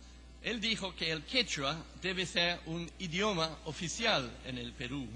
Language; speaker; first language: Spanish; non-native, fluent; English